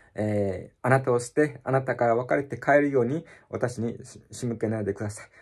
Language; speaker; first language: Japanese; native; Japanese